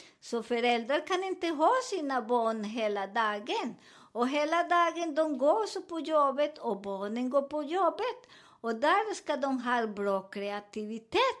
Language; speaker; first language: Swedish; non-native, fluent; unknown